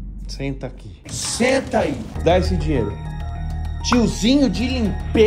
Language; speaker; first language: Portuguese; native; Portuguese